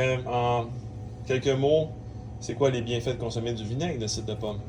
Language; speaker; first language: French; native; French